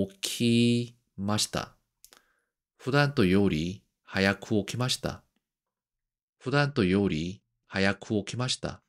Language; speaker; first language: Japanese; non-native, learner; Korean